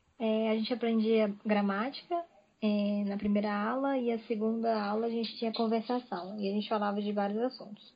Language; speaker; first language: Spanish; non-native, learner; Portuguese